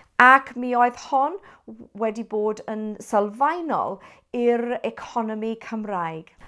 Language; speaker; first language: Welsh; non-native, local second language; English